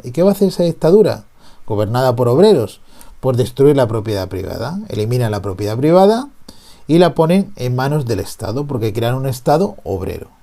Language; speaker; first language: Spanish; native; Spanish